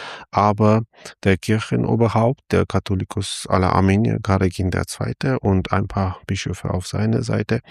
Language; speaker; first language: German; non-native, fluent; Armenian